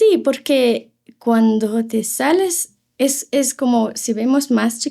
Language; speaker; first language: Spanish; non-native, fluent; Arabic